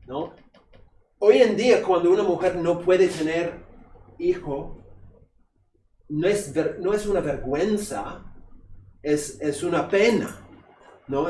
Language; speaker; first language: Spanish; non-native, fluent; English